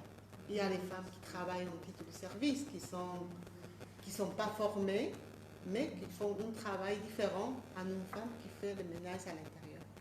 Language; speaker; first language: French; non-native, fluent; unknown